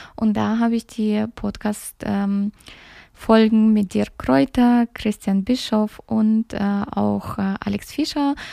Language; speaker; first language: German; early bilingual, other home language; Russian